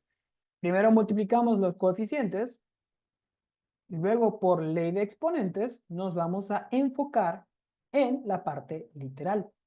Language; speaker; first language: Spanish; native; Spanish